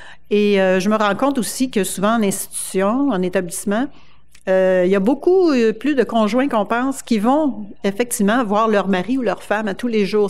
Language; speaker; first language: French; native; French